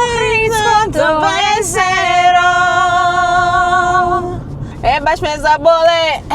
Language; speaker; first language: Macedonian; non-native, learner; English